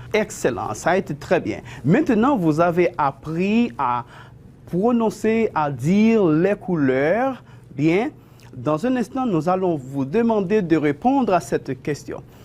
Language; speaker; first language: French; non-native, fluent; Spanish